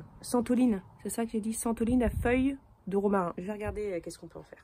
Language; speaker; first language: French; native; French